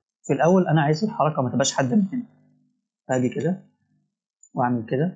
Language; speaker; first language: Arabic; native; Arabic